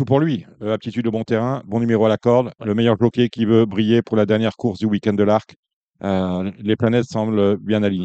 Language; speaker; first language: French; native; French